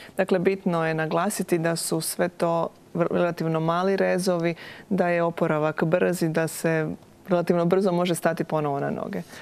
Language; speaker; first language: Croatian; native; Croatian